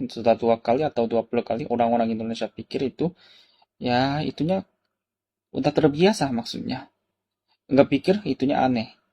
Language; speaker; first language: Indonesian; non-native, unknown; Korean